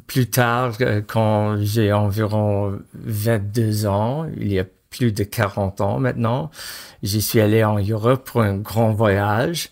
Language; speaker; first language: French; non-native, fluent; English